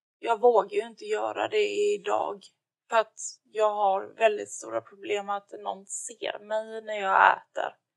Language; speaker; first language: Swedish; native; Swedish